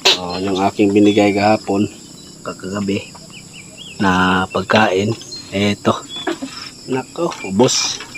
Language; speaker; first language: Filipino; native; Filipino